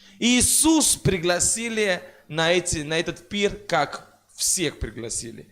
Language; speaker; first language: Russian; non-native, fluent; French